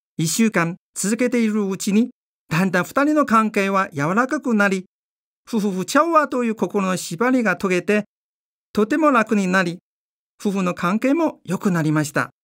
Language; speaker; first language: Japanese; non-native, fluent; Chinese